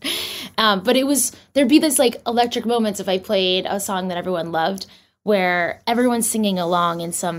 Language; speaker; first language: English; native; English